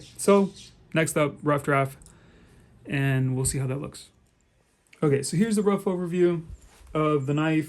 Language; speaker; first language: English; native; English